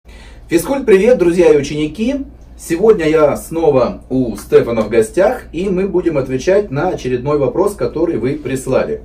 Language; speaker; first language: Russian; native; Russian